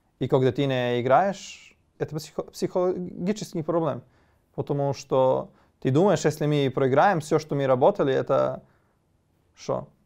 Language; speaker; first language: Russian; non-native, learner; Serbian